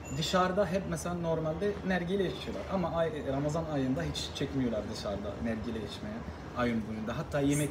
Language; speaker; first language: Turkish; non-native, learner; Arabic